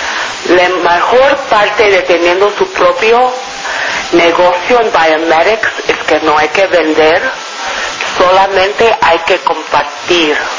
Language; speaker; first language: Spanish; non-native, fluent; English